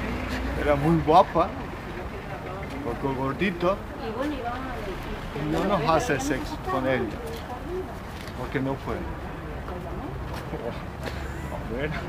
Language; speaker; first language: Spanish; non-native, learner; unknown